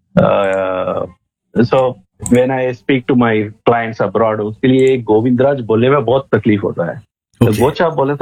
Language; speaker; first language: Hindi; non-native, local second language; Malayalam